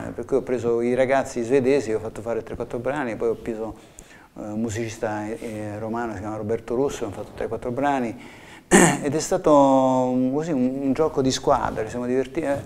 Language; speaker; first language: Italian; early bilingual, heritage; English